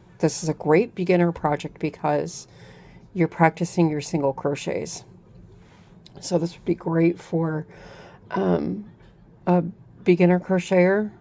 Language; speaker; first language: English; native; English